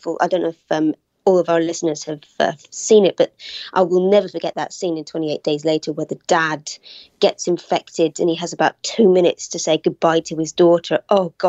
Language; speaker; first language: English; native; English